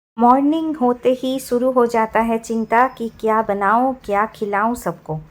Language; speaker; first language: Hindi; non-native, local second language; Bangla